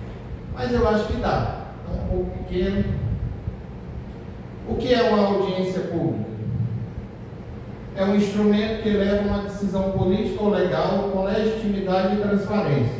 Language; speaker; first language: Portuguese; native; Portuguese